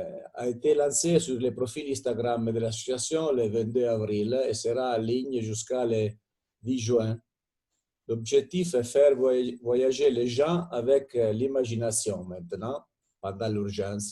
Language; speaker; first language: French; non-native, fluent; Italian